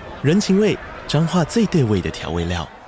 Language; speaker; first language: Chinese; native; Chinese